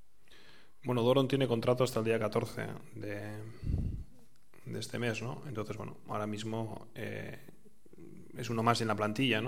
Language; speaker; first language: Spanish; native; Spanish